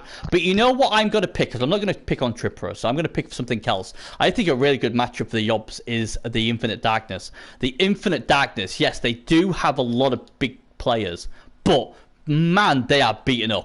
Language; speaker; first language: English; native; English